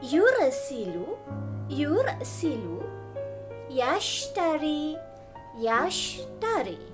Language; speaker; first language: Arabic; non-native, fluent; Malay